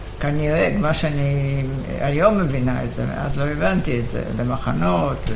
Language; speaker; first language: Hebrew; non-native, fluent; Polish